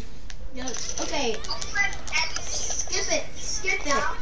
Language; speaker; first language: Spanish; early bilingual, heritage; Spanish